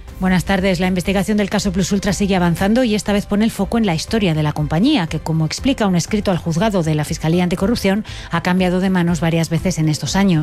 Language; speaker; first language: Spanish; native; Spanish